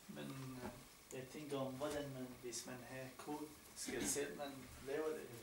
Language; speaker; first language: Danish; non-native, learner; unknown